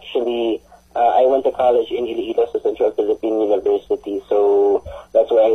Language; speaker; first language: English; non-native, local second language; Aklanon